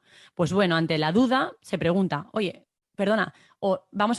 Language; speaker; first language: Spanish; native; Spanish